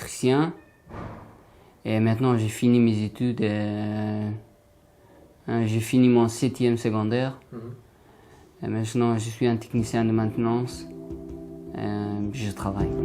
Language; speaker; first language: French; non-native, learner; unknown